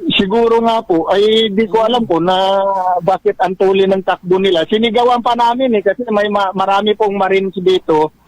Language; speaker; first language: Filipino; non-native, local second language; Waray